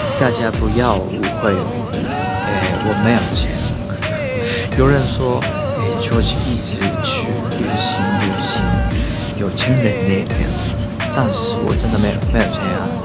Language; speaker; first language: Chinese; non-native, learner; Japanese